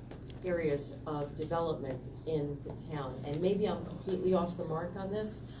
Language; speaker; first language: English; native; English